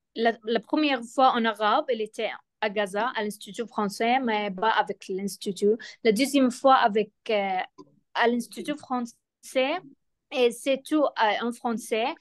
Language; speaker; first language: French; non-native, learner; Arabic